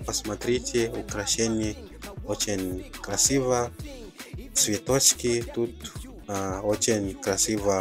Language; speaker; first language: Russian; non-native, fluent; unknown